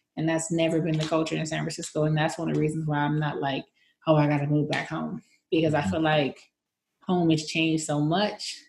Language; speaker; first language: English; native; English